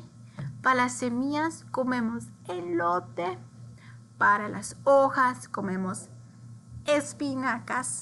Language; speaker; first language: Spanish; early bilingual, heritage; English